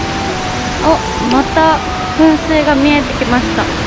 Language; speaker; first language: Japanese; native; Japanese